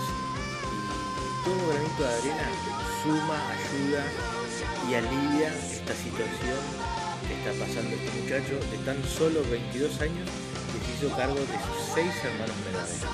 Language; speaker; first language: Spanish; native; Spanish